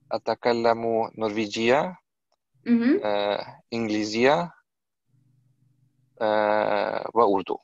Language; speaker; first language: Arabic; non-native, learner; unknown